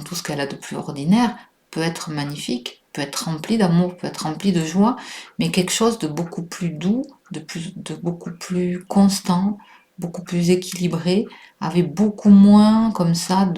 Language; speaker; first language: French; native; French